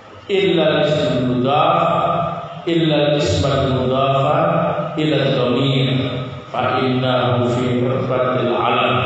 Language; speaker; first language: Arabic; non-native, fluent; Indonesian